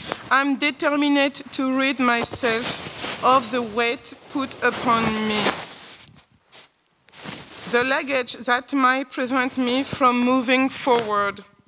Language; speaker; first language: English; non-native, learner; French